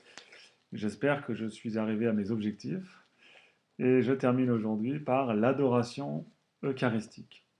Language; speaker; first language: French; native; French